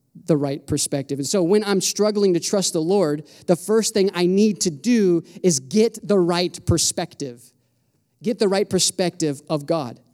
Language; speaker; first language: English; native; English